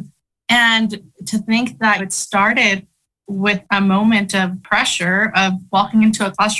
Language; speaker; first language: English; early bilingual, other home language; Spanish